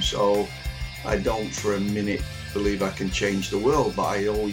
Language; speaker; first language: English; native; English